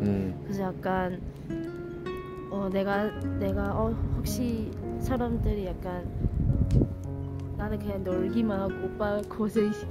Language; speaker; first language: Korean; non-native, learner; Chinese